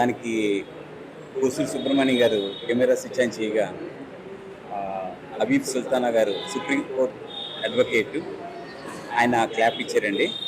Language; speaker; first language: Telugu; native; Telugu